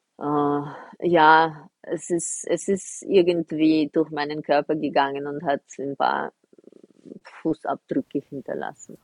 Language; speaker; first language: German; non-native, fluent; Russian